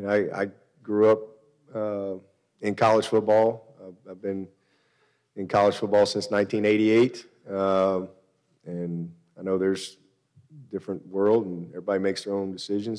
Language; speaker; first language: English; native; English